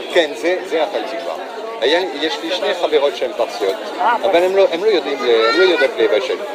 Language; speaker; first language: Hebrew; non-native, fluent; French